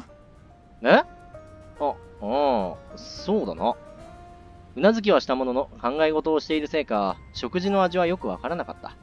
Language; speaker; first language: Japanese; native; Japanese